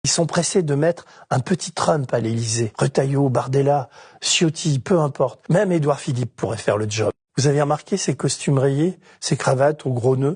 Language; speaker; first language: French; native; French